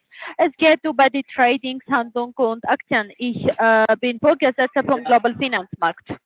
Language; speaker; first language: German; non-native, learner; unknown